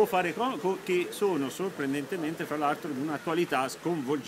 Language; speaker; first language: Italian; native; Italian